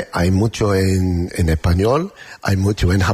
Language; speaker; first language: Spanish; non-native, learner; English